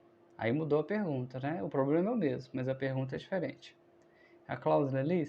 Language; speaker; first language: Portuguese; native; Portuguese